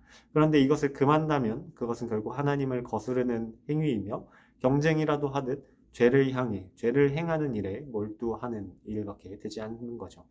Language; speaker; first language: Korean; native; Korean